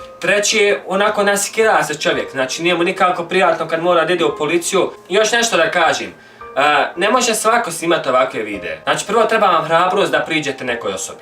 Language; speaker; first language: Bosnian; native; Bosnian